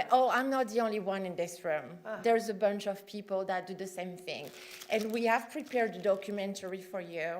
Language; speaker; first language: English; non-native, fluent; French